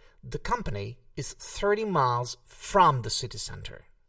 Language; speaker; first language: English; non-native, fluent; Hungarian